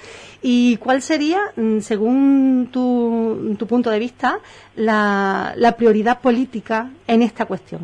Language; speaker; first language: Spanish; native; Spanish